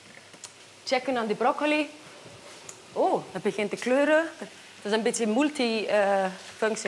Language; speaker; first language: Dutch; non-native, fluent; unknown